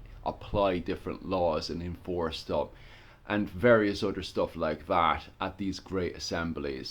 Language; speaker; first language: English; native; English